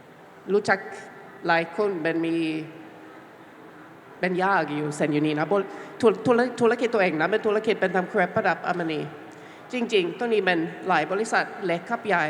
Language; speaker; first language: Thai; non-native, learner; Norwegian